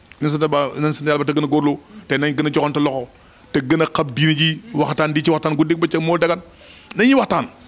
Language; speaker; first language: Wolof; native; Wolof